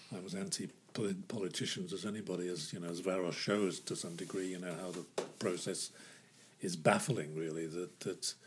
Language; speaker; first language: English; native; English